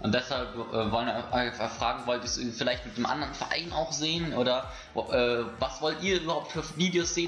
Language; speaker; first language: German; native; German